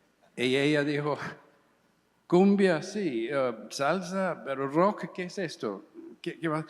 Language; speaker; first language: Spanish; early bilingual, heritage; English